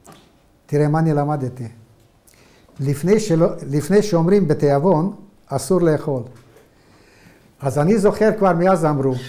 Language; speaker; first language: Hebrew; non-native, fluent; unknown